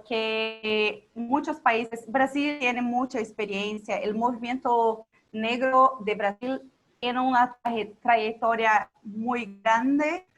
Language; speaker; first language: Spanish; non-native, local second language; Portuguese